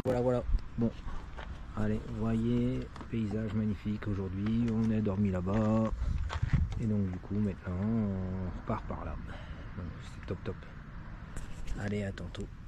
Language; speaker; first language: French; native; French